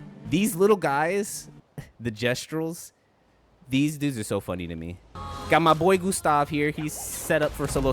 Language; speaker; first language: English; native; English